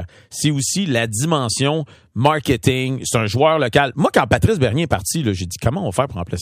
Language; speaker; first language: French; native; French